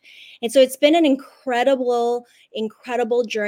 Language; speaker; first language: English; non-native, local second language; Cantonese